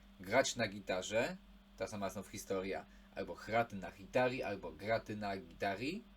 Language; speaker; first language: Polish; native; Polish